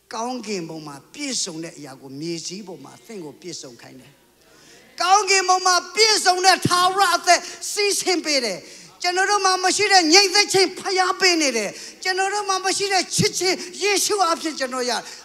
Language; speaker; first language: Burmese; non-native, local second language; S'gaw Karen